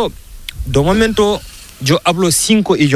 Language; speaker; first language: Spanish; non-native, learner; Fula